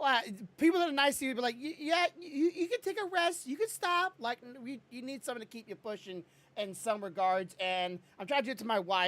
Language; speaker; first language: English; native; English